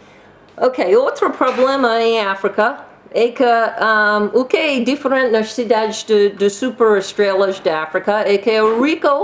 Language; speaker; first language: Portuguese; non-native, learner; English